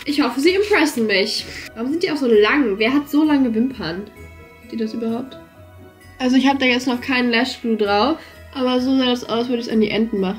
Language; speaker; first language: German; native; German